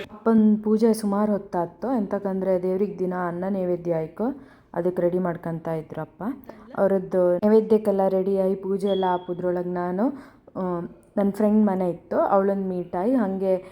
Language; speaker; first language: Kannada; native; Kannada